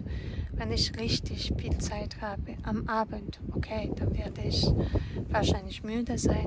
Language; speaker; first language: German; non-native, fluent; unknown